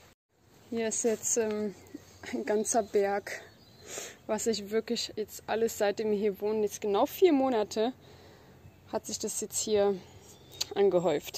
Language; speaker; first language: German; native; German